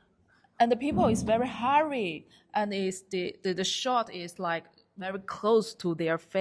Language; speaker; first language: English; non-native, learner; Chinese